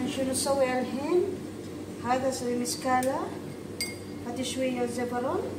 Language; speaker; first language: Arabic; non-native, learner; Filipino